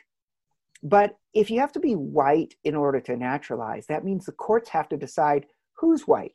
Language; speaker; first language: English; native; English